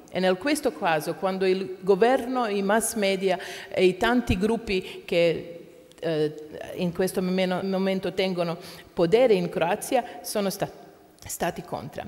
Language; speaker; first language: Italian; non-native, learner; Croatian